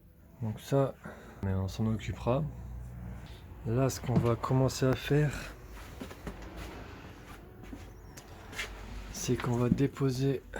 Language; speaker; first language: French; native; French